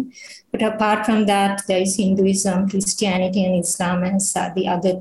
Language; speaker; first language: English; non-native, local second language; Sinhala